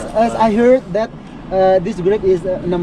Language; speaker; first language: English; non-native, learner; Indonesian